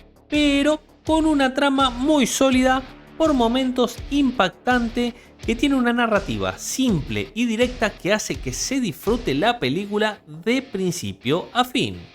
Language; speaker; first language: Spanish; native; Spanish